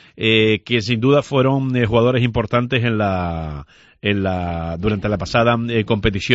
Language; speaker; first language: Spanish; native; Spanish